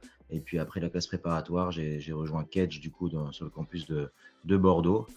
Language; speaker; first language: French; native; French